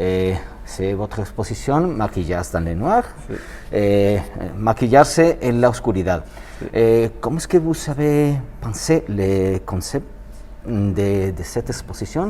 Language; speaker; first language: French; non-native, learner; Spanish